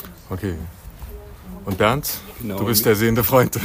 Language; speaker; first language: German; native; German